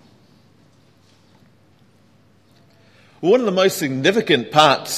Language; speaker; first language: English; native; English